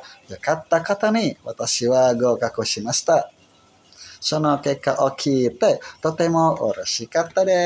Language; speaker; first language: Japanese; non-native, learner; Indonesian